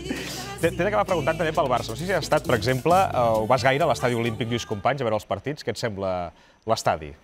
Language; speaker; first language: Catalan; native; Catalan